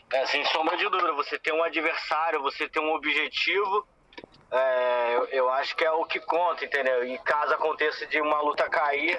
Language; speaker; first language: Portuguese; native; Portuguese